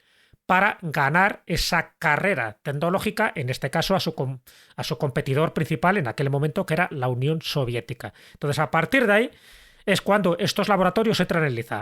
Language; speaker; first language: Spanish; native; Spanish